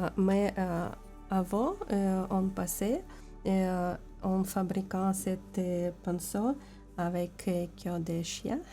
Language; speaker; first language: French; non-native, learner; Ukrainian